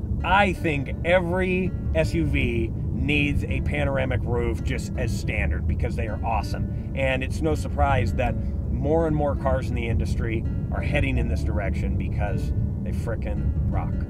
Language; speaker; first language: English; native; English